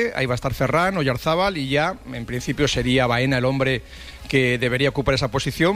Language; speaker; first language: Spanish; native; Spanish